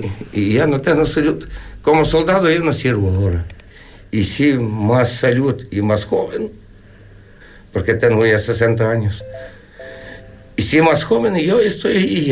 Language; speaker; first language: Spanish; non-native, learner; Ukrainian